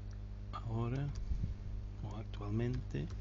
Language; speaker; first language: Spanish; non-native, fluent; English